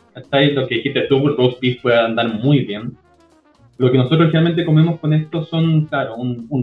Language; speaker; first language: Spanish; native; Spanish